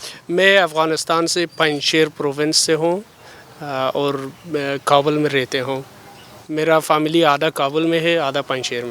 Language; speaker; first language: Hindi; non-native, fluent; Persian